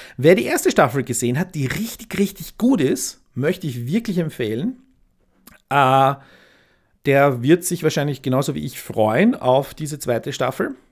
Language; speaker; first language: German; native; German